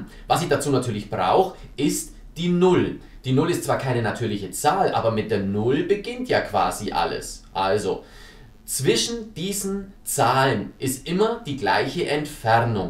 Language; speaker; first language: German; native; German